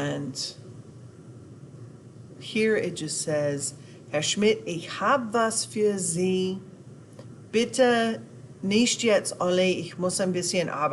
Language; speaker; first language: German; non-native, fluent; English